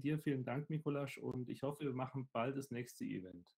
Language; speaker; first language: German; native; German